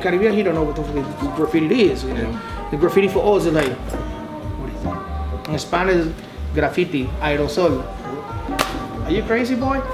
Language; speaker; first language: English; non-native, local second language; Spanish